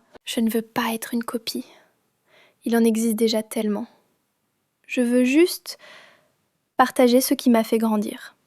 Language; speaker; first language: French; native; French